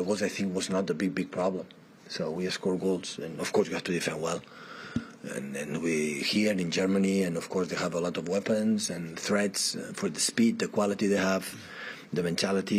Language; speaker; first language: English; non-native, fluent; Spanish